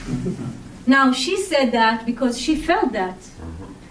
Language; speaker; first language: English; non-native, fluent; Hebrew